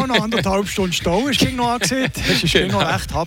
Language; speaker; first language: German; native; German